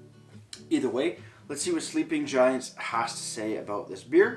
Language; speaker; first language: English; native; English